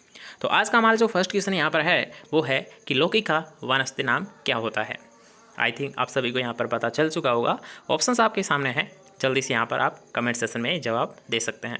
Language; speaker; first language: Hindi; native; Hindi